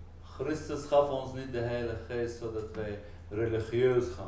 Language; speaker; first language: Dutch; non-native, fluent; Arabic